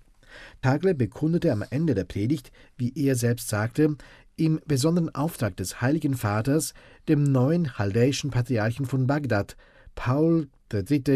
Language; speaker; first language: German; native; German